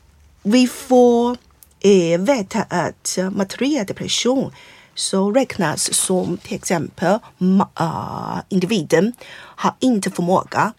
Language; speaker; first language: Swedish; non-native, fluent; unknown